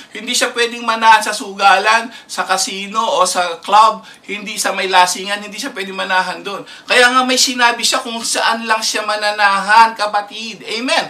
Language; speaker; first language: Filipino; native; Filipino